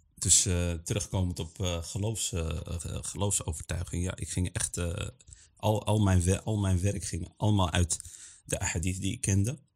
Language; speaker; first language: Dutch; early bilingual, other home language; Arabic